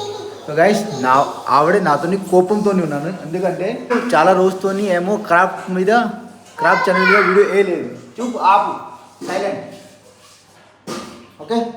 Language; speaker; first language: Telugu; non-native, learner; Hindi